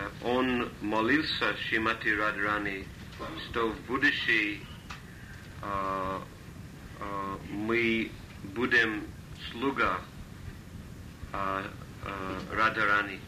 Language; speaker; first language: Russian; non-native, learner; English